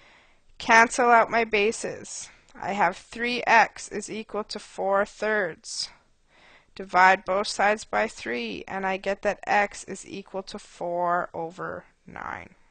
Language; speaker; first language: English; native; English